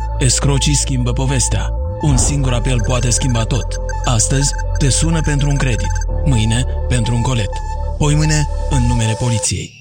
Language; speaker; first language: Romanian; native; Romanian